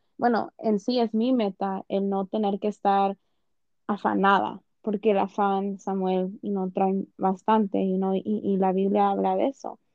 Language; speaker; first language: Spanish; early bilingual, heritage; Spanish